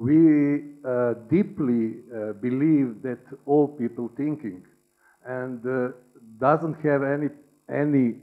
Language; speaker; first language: English; non-native, learner; Serbian